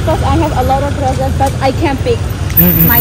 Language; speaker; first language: English; non-native, learner; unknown